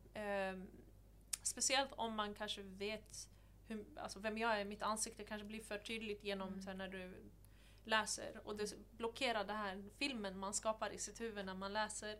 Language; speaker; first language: Swedish; early bilingual, other home language; Persian